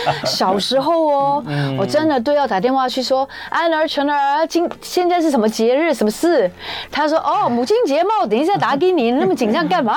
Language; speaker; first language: Chinese; native; Chinese